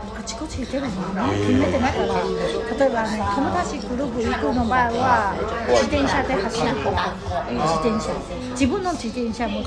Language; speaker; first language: Japanese; non-native, fluent; Chinese